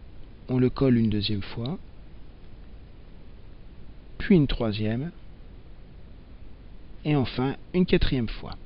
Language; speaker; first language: French; native; French